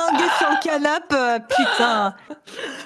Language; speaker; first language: French; native; French